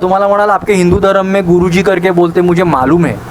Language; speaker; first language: Hindi; non-native, local second language; Marathi